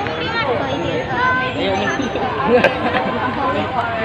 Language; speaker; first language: English; non-native, learner; Indonesian